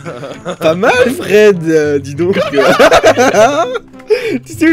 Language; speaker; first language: French; native; French